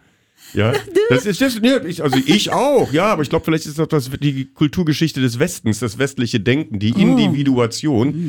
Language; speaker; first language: German; native; German